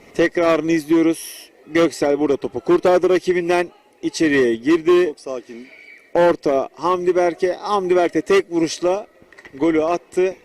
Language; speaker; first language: Turkish; native; Turkish